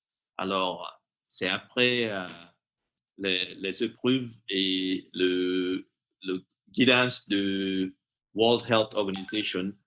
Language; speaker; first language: French; non-native, fluent; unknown